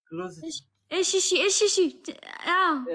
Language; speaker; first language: Amharic; non-native, learner; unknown